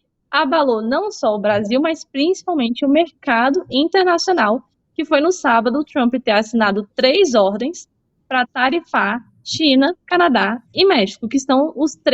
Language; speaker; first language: Portuguese; native; Portuguese